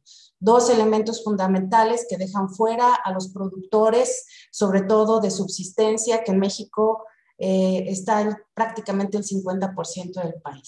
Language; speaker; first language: Spanish; native; Spanish